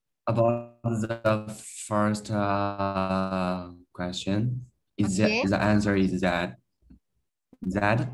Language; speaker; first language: English; non-native, learner; Chinese